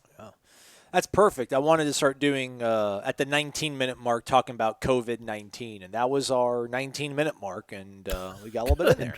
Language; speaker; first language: English; native; English